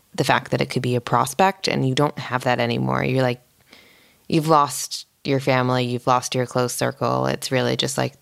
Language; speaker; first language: English; native; English